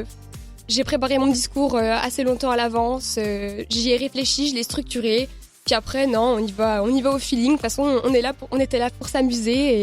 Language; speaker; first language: French; native; French